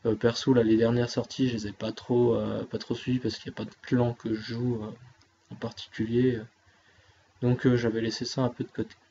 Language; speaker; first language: French; native; French